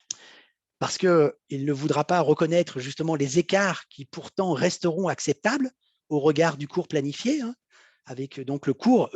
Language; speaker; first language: French; native; French